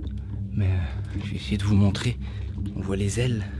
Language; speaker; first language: French; native; French